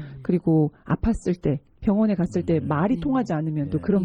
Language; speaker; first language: Korean; native; Korean